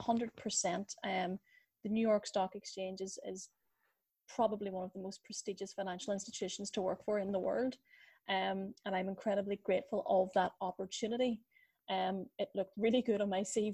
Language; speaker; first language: English; native; English